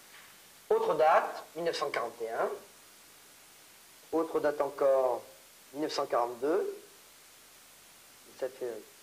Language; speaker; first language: French; native; French